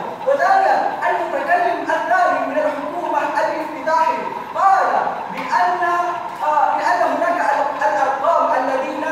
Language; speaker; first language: Arabic; non-native, learner; Indonesian